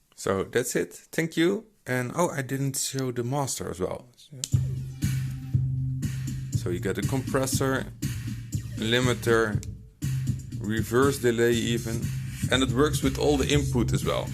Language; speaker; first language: English; non-native, fluent; Dutch